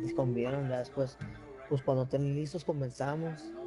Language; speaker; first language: Spanish; early bilingual, heritage; Spanish